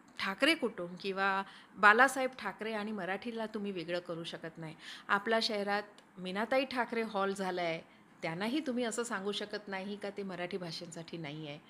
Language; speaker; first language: Marathi; non-native, local second language; Hindi